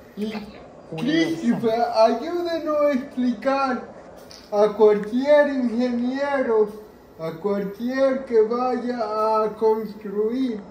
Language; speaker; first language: Spanish; early bilingual, heritage; Spanish